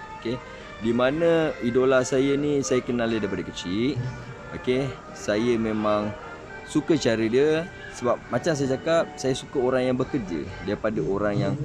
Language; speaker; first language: Malay; native; Malay